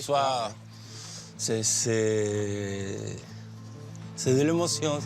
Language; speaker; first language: French; non-native, fluent; Spanish